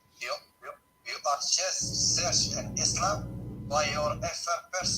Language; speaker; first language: English; non-native, learner; Arabic